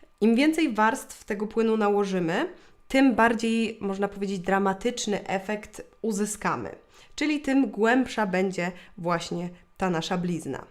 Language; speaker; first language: Polish; native; Polish